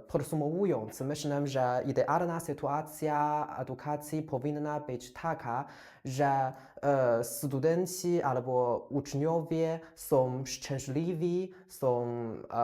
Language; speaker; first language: Polish; non-native, fluent; Chinese